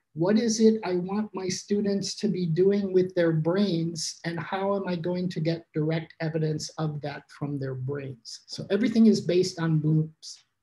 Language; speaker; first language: English; native; English